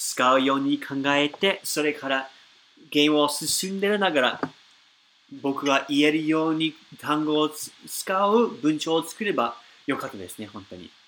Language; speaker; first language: Japanese; non-native, fluent; English